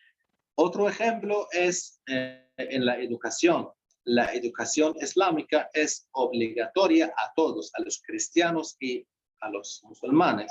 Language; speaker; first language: Spanish; non-native, fluent; Arabic